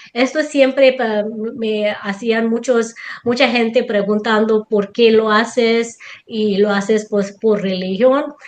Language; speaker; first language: Spanish; non-native, fluent; Tamil